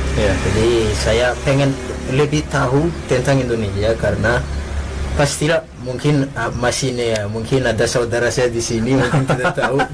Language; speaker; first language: Indonesian; non-native, fluent; Malagasy